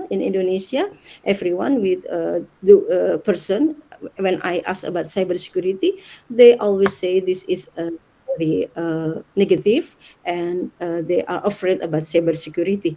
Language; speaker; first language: English; non-native, learner; Indonesian